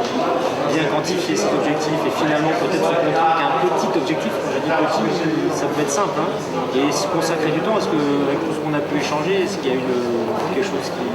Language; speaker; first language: French; native; French